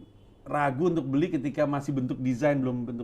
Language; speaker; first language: Indonesian; native; Indonesian